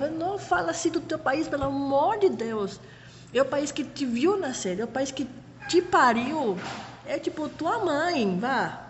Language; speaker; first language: Portuguese; non-native, fluent; Spanish